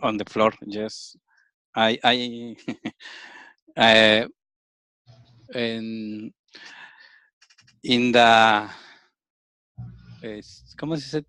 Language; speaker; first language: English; non-native, learner; Spanish